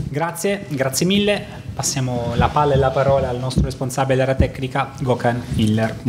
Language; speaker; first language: Italian; native; Italian